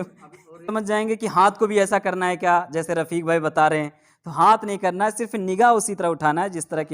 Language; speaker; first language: Urdu; native; Urdu